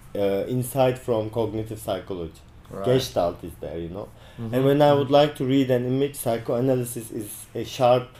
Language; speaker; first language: English; non-native, fluent; Turkish